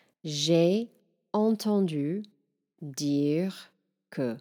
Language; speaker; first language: French; non-native, fluent; English